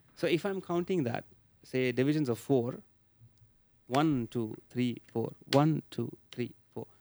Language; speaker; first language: English; non-native, local second language; Marathi